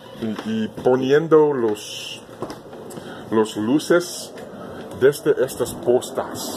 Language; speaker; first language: Spanish; non-native, learner; English